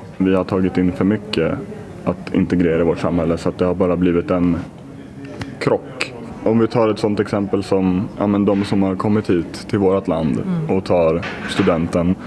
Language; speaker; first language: Swedish; native; Swedish